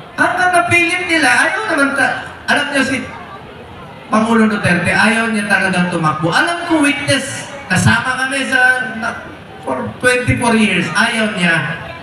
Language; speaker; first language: Filipino; non-native, local second language; Cebuano